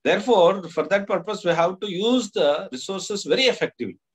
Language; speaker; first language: English; non-native, local second language; Kannada